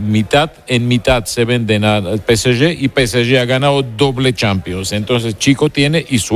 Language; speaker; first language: Spanish; non-native, fluent; Georgian